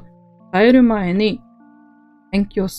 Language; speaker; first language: Japanese; non-native, learner; Norwegian